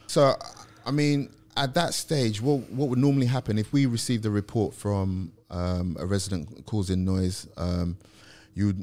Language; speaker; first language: English; native; English